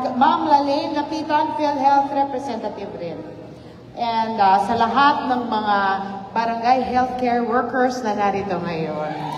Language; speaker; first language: Filipino; native; Filipino